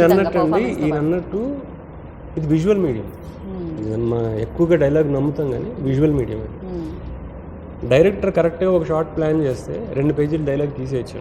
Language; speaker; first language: Telugu; native; Telugu